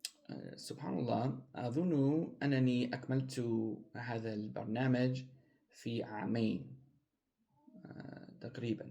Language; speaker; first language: Arabic; non-native, learner; English